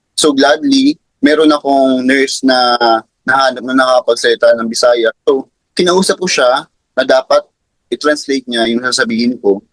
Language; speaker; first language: Filipino; native; Filipino